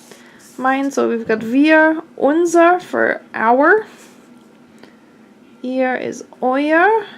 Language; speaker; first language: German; non-native, fluent; English